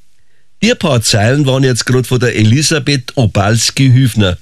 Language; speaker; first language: German; native; German